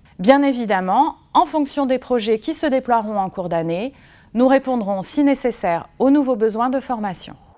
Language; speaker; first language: French; native; French